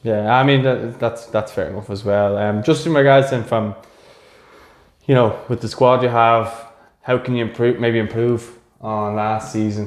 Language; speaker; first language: English; native; English